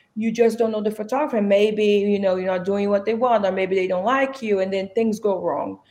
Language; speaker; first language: English; non-native, fluent; Portuguese